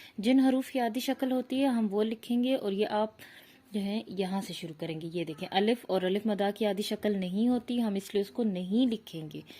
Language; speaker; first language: Urdu; native; Urdu